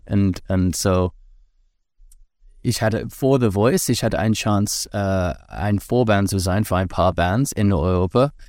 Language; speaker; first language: German; non-native, learner; English